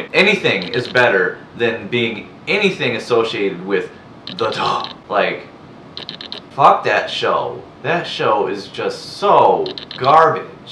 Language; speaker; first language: English; native; English